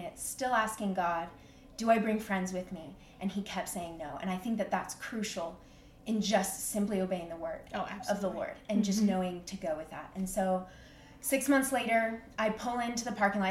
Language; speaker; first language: English; native; English